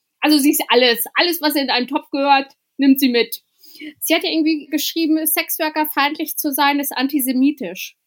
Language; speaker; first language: German; early bilingual, other home language; Albanian